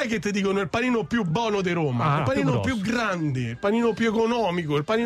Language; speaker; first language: Italian; native; Italian